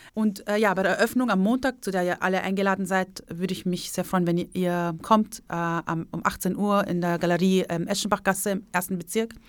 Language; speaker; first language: German; early bilingual, other home language; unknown